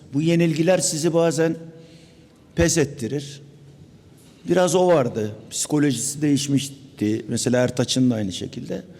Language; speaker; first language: Turkish; native; Turkish